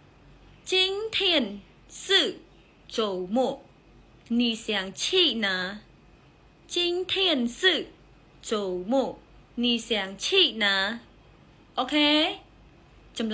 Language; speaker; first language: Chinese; non-native, fluent; Khmer